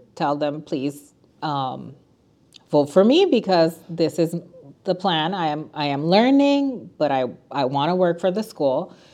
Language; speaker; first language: English; non-native, fluent; Spanish